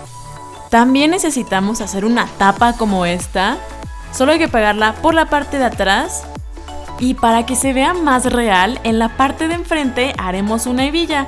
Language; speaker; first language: Spanish; native; Spanish